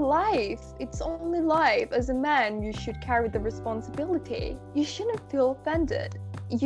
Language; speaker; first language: English; non-native, fluent; Spanish